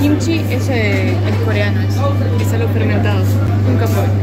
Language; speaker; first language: Spanish; non-native, fluent; French